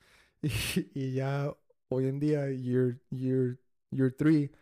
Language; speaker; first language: Spanish; early bilingual, heritage; Spanish